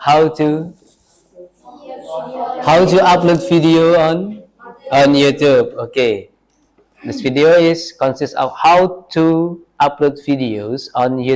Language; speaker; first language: English; non-native, learner; Indonesian